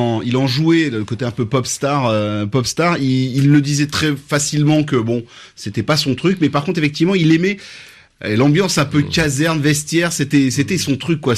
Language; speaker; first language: French; native; French